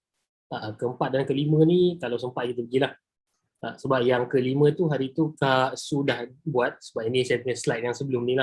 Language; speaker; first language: Malay; native; Malay